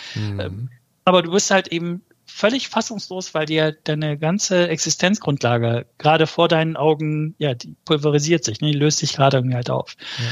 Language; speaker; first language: German; early bilingual, other home language; Turkish